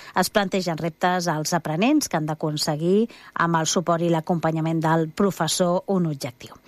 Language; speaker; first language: Catalan; native; Catalan